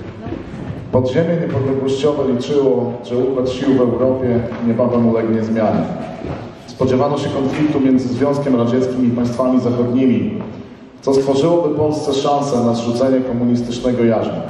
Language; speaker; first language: Polish; native; Polish